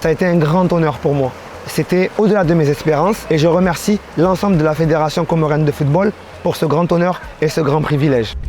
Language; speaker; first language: French; native; French